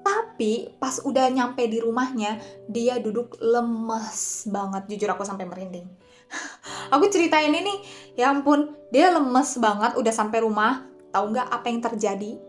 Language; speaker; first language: Indonesian; native; Indonesian